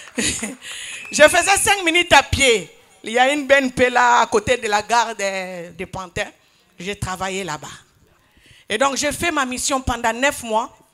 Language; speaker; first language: French; non-native, local second language; Lingala